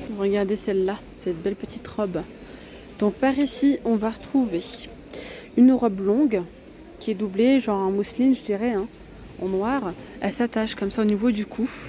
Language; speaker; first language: French; native; French